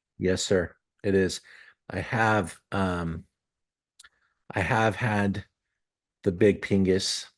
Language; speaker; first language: English; native; English